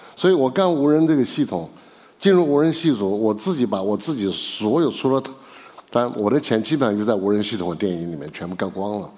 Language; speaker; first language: Chinese; native; Chinese